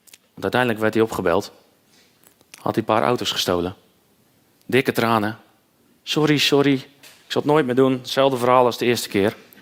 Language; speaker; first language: Dutch; native; Dutch